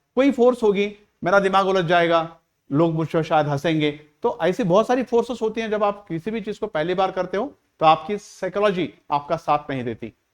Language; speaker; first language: Hindi; non-native, local second language; Marathi